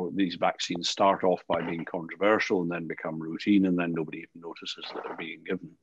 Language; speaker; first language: English; native; English